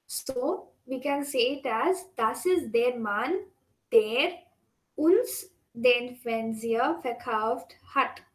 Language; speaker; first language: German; non-native, fluent; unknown